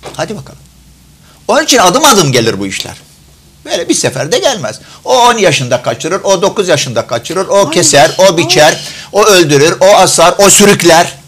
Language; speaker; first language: Turkish; non-native, fluent; Arabic